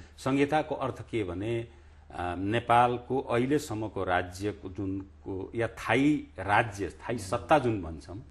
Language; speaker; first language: Nepali; non-native, local second language; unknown